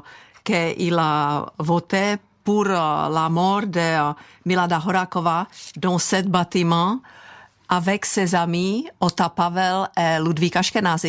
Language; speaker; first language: French; non-native, fluent; Czech